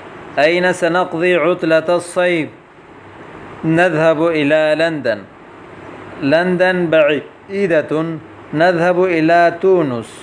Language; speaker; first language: Arabic; non-native, fluent; Urdu